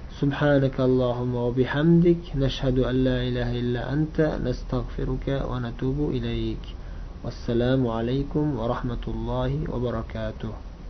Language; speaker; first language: Arabic; non-native, fluent; Uzbek